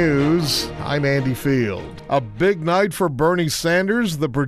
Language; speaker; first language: English; non-native, fluent; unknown